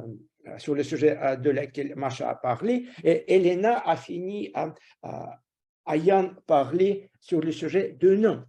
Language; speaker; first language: French; non-native, fluent; Russian